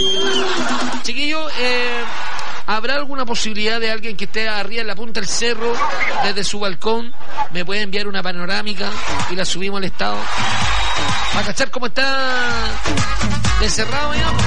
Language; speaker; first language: Spanish; native; Spanish